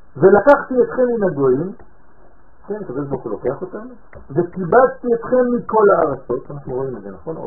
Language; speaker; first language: Hebrew; non-native, fluent; French